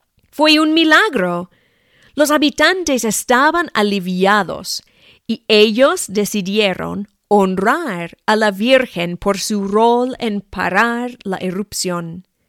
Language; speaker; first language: Spanish; non-native, fluent; English